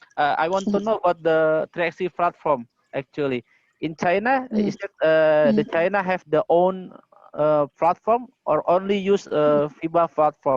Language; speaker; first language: English; non-native, learner; Indonesian